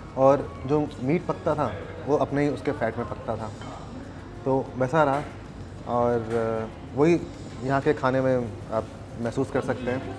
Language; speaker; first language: Hindi; native; Hindi